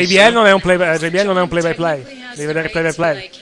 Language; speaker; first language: Italian; native; Italian